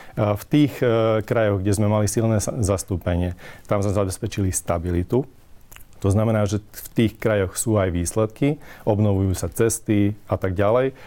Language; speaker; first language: Slovak; non-native, local second language; Hungarian